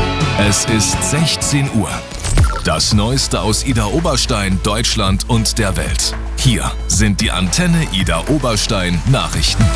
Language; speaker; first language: German; native; German